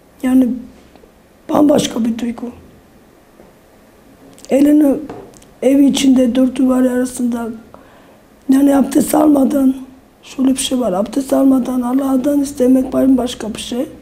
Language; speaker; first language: Turkish; non-native, fluent; Armenian